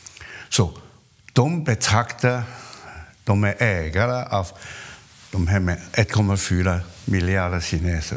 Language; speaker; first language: Swedish; non-native, fluent; Cantonese